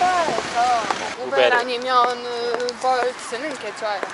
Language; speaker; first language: Korean; non-native, fluent; Polish